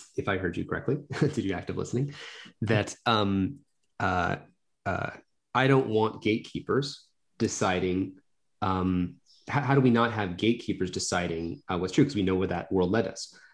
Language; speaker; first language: English; native; English